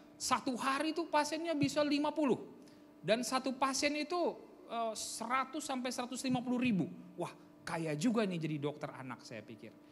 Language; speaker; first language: Indonesian; native; Indonesian